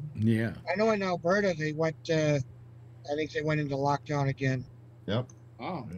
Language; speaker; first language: English; native; English